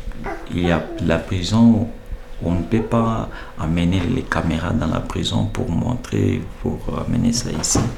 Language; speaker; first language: French; non-native, local second language; Lingala